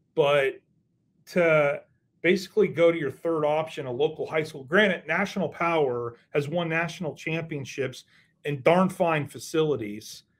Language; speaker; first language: English; native; English